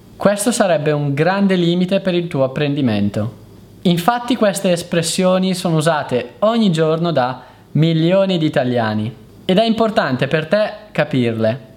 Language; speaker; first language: Italian; native; Italian